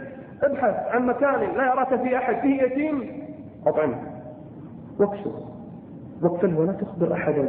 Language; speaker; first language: Arabic; native; Arabic